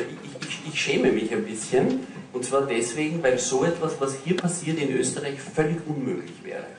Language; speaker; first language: German; native; German